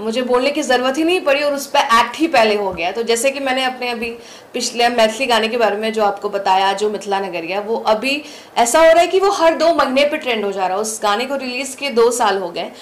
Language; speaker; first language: Hindi; native; Hindi